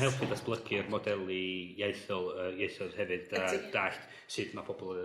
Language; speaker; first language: Welsh; native; Welsh